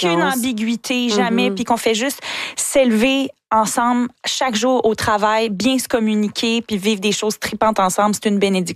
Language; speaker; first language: French; native; French